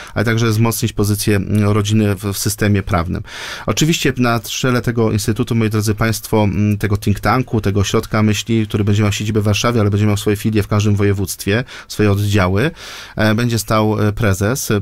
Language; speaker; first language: Polish; native; Polish